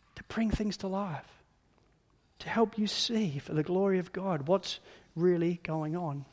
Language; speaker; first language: English; native; English